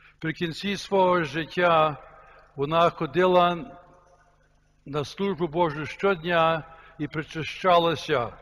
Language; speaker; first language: Ukrainian; early bilingual, heritage; Ukrainian